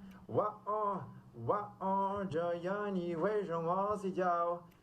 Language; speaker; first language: Chinese; non-native, learner; Portuguese